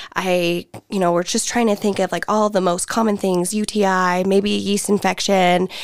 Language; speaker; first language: English; native; English